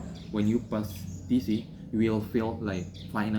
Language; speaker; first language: English; non-native, learner; Indonesian